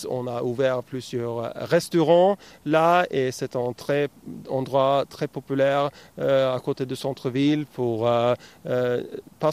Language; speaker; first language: French; non-native, fluent; Norwegian